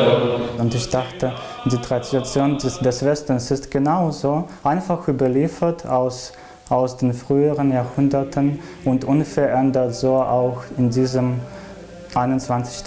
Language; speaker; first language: German; non-native, fluent; Russian